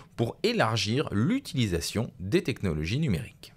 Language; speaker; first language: French; native; French